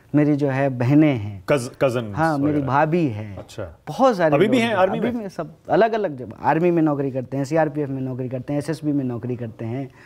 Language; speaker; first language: Hindi; native; Hindi